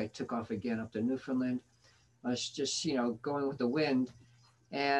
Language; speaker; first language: English; native; English